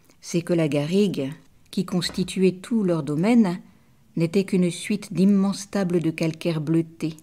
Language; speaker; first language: French; native; French